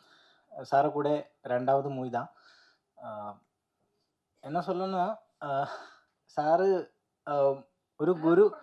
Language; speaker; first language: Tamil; non-native, learner; Malayalam